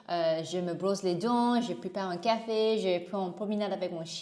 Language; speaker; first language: French; non-native, learner; English